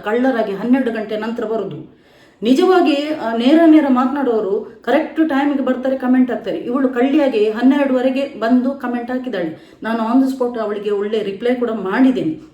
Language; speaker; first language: Kannada; non-native, local second language; Tulu